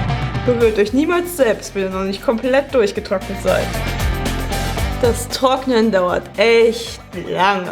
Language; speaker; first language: German; native; German